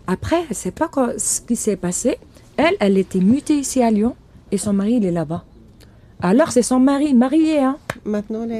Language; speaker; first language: French; non-native, local second language; Arabic